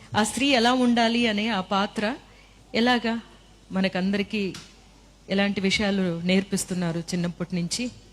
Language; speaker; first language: Telugu; native; Telugu